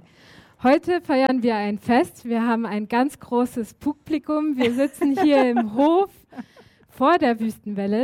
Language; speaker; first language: German; native; German